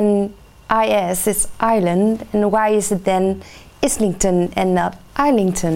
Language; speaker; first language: English; non-native, fluent; Dutch